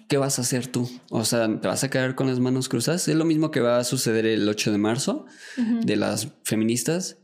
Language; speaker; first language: Spanish; native; Spanish